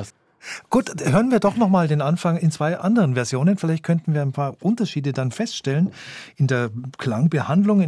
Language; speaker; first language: German; native; German